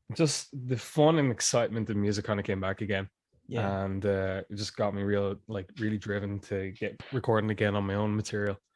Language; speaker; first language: English; native; English